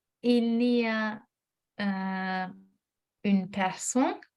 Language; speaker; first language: French; non-native, learner; Turkish